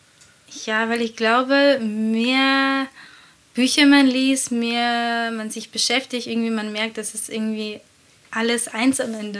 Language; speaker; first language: German; non-native, fluent; Latvian